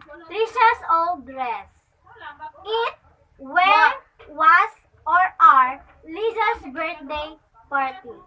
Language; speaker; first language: English; non-native, local second language; Cebuano